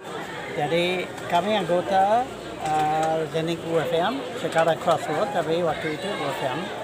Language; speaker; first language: Indonesian; non-native, fluent; English